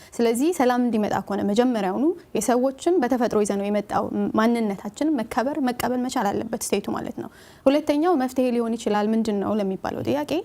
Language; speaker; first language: Amharic; non-native, local second language; Tigrinya